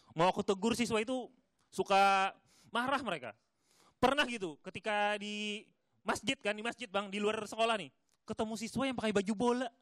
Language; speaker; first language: Indonesian; native; Indonesian